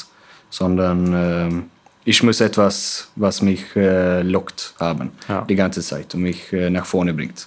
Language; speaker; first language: German; non-native, fluent; Swedish